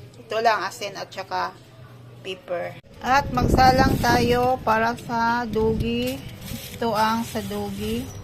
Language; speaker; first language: Filipino; non-native, local second language; Cebuano